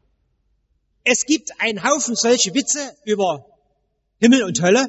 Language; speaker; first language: German; native; German